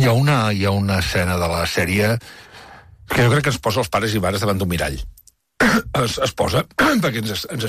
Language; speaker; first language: Catalan; native; Catalan